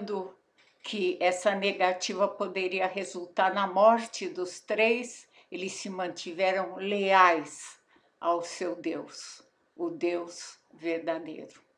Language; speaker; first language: Portuguese; native; Portuguese